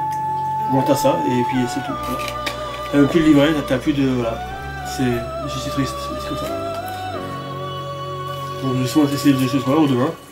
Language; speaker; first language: French; native; French